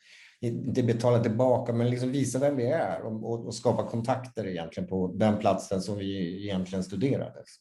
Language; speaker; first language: Swedish; native; Swedish